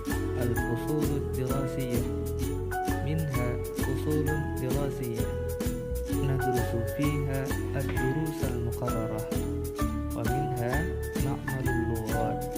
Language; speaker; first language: Arabic; non-native, learner; Indonesian